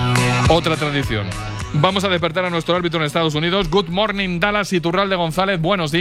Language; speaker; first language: Spanish; native; Spanish